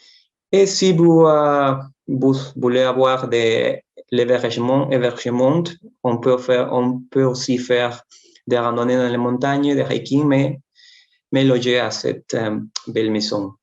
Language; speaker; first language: French; non-native, fluent; Spanish